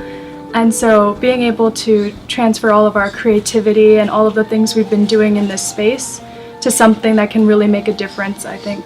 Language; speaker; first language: English; native; English